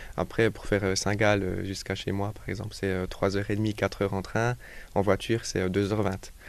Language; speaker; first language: French; native; French